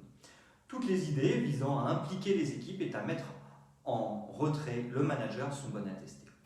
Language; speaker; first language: French; native; French